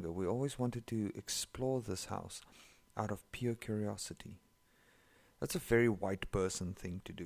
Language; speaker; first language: English; non-native, local second language; Afrikaans